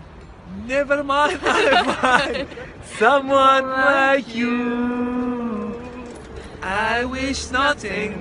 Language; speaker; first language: English; non-native, learner; Arabic